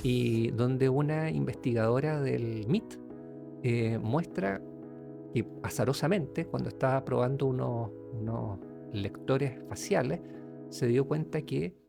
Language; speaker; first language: Spanish; native; Spanish